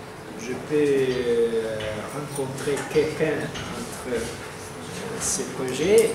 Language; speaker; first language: French; non-native, fluent; Italian